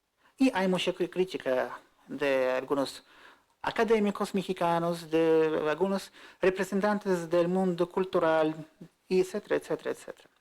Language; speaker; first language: Spanish; non-native, fluent; Russian